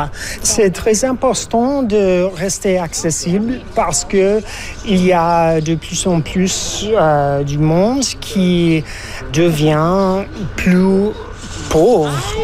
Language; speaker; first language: French; non-native, fluent; English